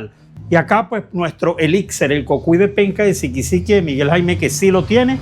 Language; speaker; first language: Spanish; native; Spanish